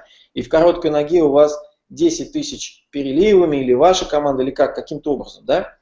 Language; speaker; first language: Russian; native; Russian